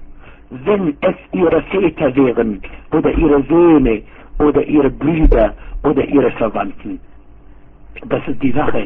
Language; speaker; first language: German; non-native, fluent; Arabic